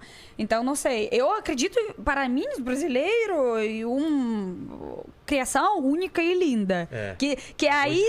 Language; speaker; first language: Portuguese; non-native, learner; Russian